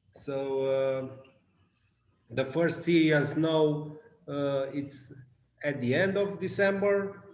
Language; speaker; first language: English; non-native, learner; Romanian